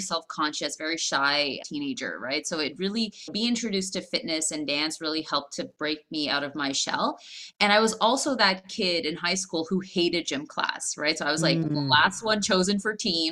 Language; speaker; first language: English; native; English